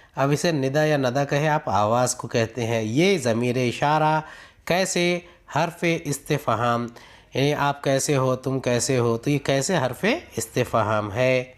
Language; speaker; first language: Urdu; native; Urdu